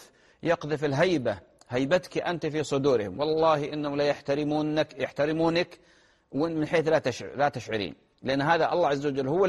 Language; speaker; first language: Arabic; native; Arabic